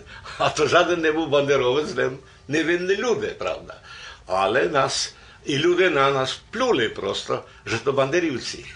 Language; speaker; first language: Polish; non-native, local second language; Rusyn